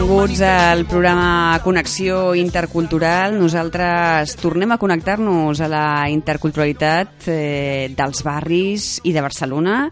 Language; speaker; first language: Catalan; native; Catalan